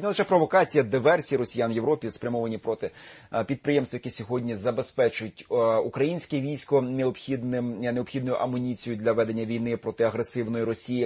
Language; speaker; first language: Ukrainian; native; Ukrainian